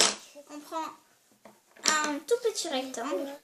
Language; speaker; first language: French; native; French